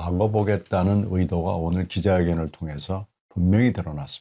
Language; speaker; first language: Korean; native; Korean